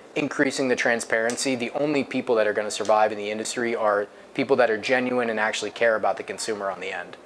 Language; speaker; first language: English; native; English